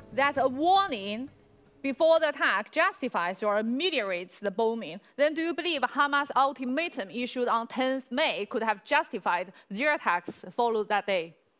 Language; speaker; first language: English; non-native, fluent; Chinese